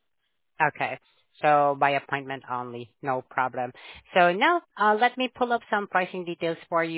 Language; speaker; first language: English; non-native, fluent; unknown